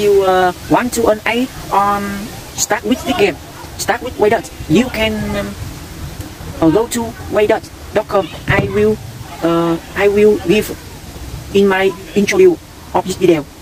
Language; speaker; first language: English; non-native, learner; Vietnamese